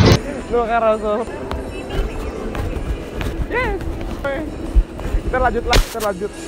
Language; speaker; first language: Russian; non-native, learner; Indonesian